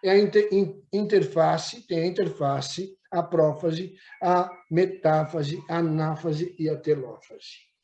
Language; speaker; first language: Portuguese; native; Portuguese